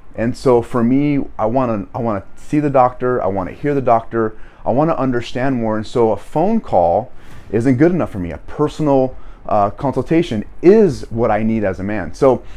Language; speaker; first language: English; native; English